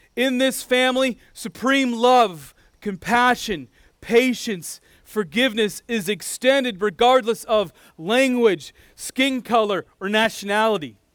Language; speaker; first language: English; native; English